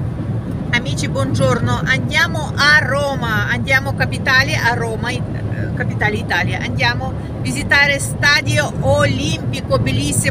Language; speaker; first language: Italian; non-native, fluent; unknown